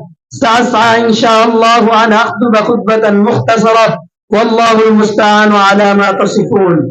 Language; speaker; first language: Arabic; non-native, learner; Bangla